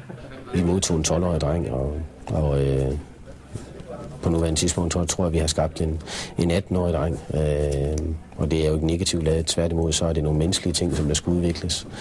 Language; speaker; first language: Danish; native; Danish